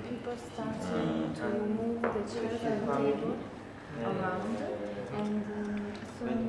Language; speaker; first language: English; non-native, learner; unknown